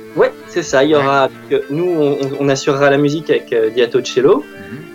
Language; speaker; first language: French; native; French